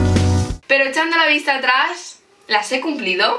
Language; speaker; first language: Spanish; native; Spanish